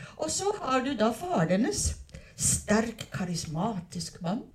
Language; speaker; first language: Norwegian; non-native, fluent; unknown